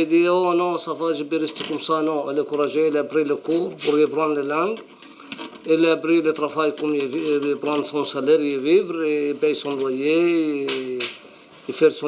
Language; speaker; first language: French; non-native, learner; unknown